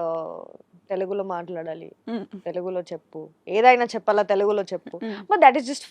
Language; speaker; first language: Telugu; non-native, learner; Bangla